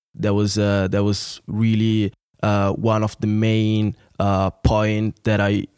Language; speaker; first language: English; non-native, fluent; Italian